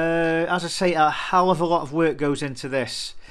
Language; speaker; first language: English; native; English